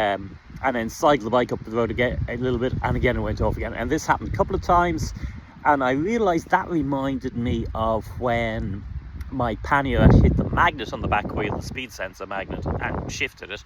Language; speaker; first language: English; native; English